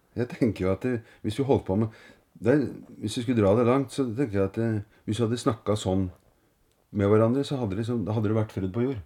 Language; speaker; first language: Norwegian; native; Norwegian